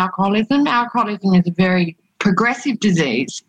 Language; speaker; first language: English; native; English